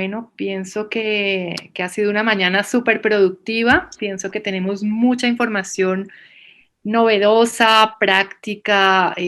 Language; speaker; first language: Spanish; native; Spanish